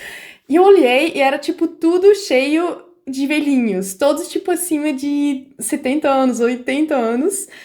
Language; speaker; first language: Portuguese; non-native, fluent; German